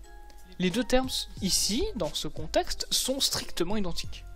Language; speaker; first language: French; native; French